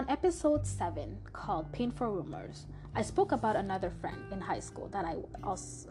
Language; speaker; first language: English; non-native, fluent; French